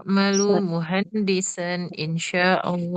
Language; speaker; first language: Arabic; non-native, learner; Indonesian